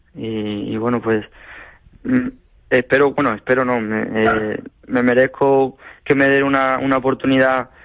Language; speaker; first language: Spanish; native; Spanish